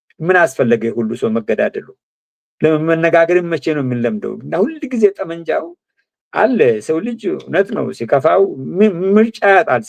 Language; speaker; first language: Amharic; non-native, local second language; Oromo